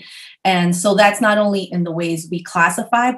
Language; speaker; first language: English; early bilingual, other home language; Spanish